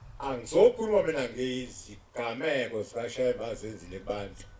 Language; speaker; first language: Zulu; native; Zulu